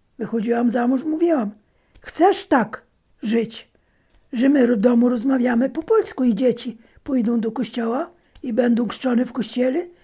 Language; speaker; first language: Polish; early bilingual, heritage; Polish